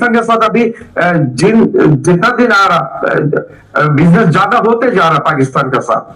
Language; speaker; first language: Hindi; non-native, learner; Bangla